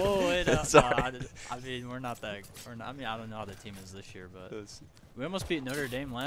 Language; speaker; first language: English; native; English